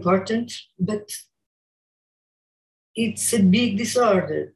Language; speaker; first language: English; non-native, learner; Portuguese